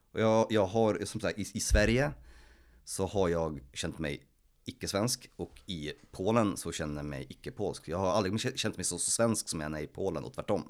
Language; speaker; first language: Swedish; early bilingual, other home language; Polish